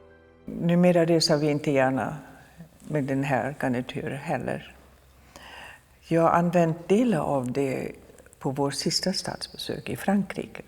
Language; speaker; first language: Swedish; non-native, fluent; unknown